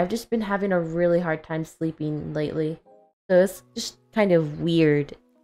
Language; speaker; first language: English; early bilingual, other home language; Spanish